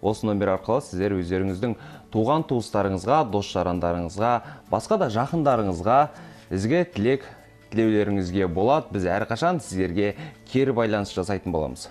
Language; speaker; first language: Kazakh; native; Kazakh